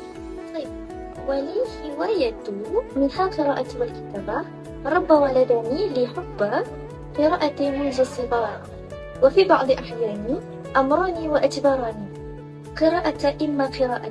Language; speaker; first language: Arabic; non-native, learner; Malay